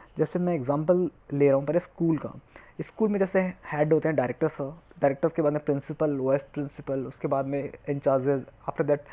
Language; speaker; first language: Hindi; native; Hindi